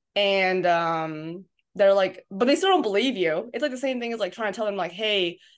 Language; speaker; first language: English; native; English